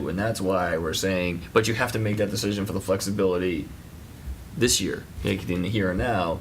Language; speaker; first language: English; native; English